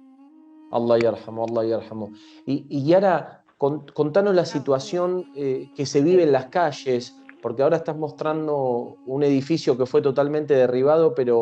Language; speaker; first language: Spanish; native; Spanish